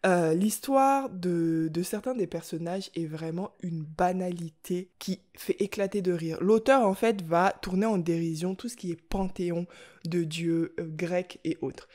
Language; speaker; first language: French; native; French